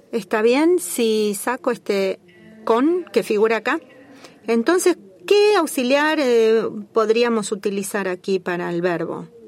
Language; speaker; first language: Spanish; native; Spanish